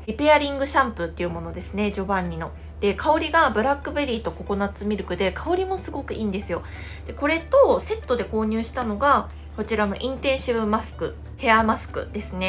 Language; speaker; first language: Japanese; non-native, fluent; Korean